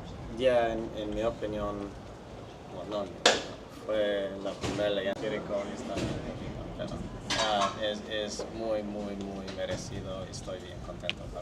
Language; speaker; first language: Spanish; non-native, fluent; English